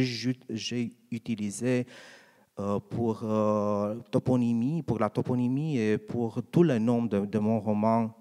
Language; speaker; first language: French; non-native, learner; Romanian